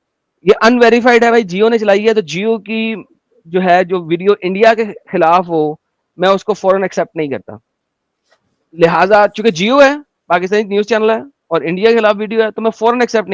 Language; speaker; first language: Hindi; native; Hindi